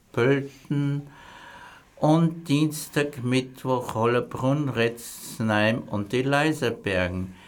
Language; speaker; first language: German; native; German